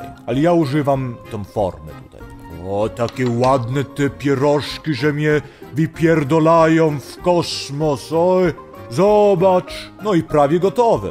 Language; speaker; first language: Polish; early bilingual, heritage; Polish